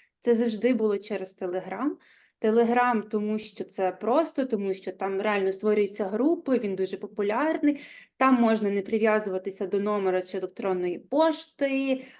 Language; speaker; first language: Ukrainian; native; Ukrainian